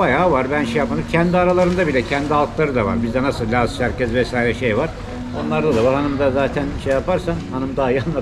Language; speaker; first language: Turkish; native; Turkish